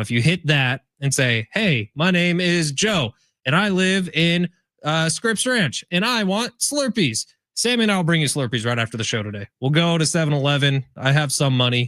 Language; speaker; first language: English; native; English